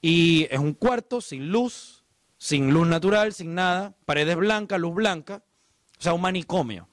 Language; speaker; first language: Spanish; native; Spanish